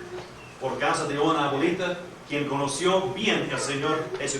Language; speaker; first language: Spanish; non-native, fluent; English